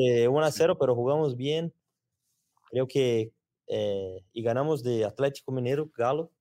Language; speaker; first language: Spanish; non-native, learner; Portuguese